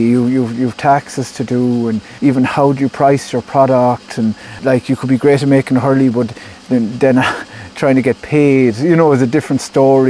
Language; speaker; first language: English; native; English